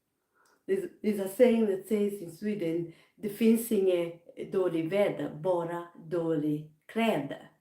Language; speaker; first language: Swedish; non-native, fluent; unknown